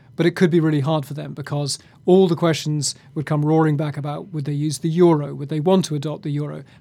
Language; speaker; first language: English; native; English